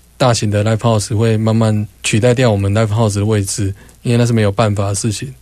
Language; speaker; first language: Chinese; native; Chinese